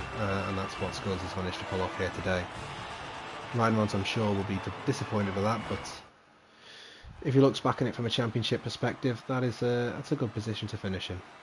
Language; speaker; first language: English; native; English